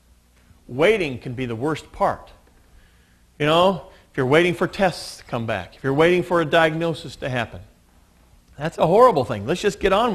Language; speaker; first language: English; native; English